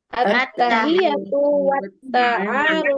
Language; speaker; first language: Arabic; non-native, learner; Indonesian